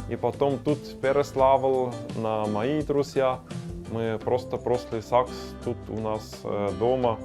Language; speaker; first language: Russian; non-native, learner; German